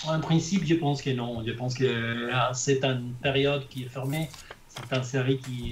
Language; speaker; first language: French; non-native, fluent; Spanish